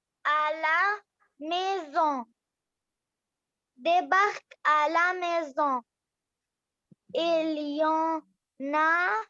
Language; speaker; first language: French; non-native, learner; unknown